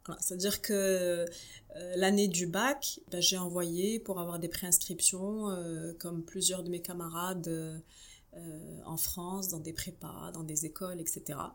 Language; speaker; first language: French; non-native, local second language; Arabic